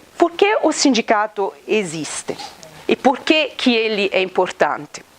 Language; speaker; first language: Portuguese; non-native, fluent; Italian